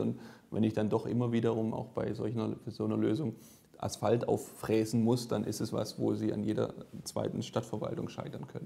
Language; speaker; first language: German; native; German